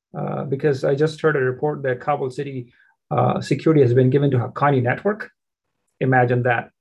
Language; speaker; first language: English; non-native, fluent; Persian